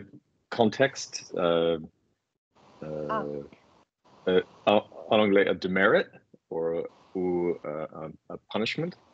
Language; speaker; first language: French; non-native, fluent; English